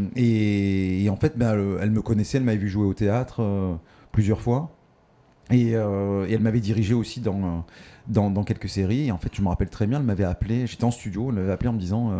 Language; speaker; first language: French; native; French